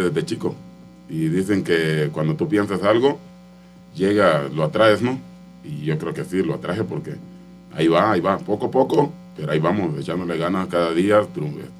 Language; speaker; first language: Spanish; non-native, local second language; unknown